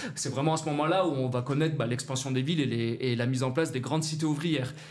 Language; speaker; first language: French; native; French